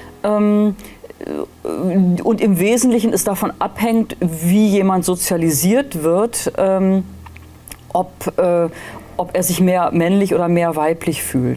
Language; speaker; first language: German; native; German